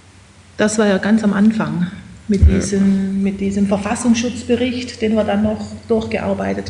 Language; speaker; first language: German; native; German